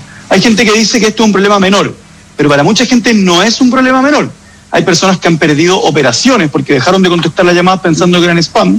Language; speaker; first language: Spanish; native; Spanish